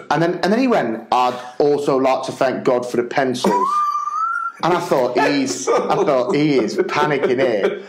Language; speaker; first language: English; native; English